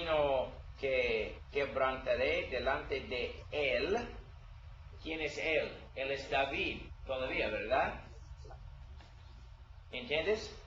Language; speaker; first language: Spanish; non-native, learner; English